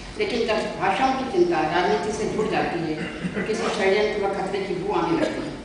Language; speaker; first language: Hindi; native; Hindi